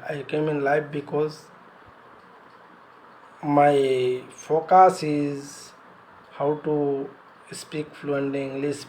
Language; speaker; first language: English; non-native, learner; Bangla